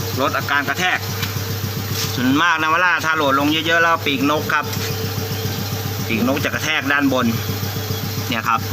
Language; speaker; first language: Thai; native; Thai